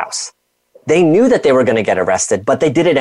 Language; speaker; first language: English; native; English